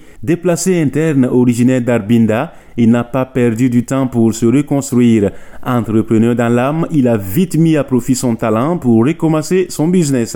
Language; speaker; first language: French; non-native, local second language; Mossi